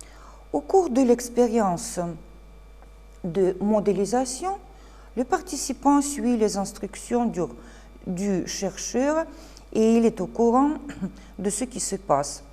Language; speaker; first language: French; non-native, fluent; Russian